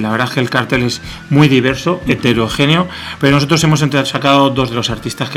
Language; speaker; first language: Spanish; native; Spanish